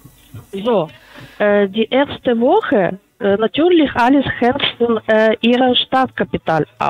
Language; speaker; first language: German; non-native, fluent; Polish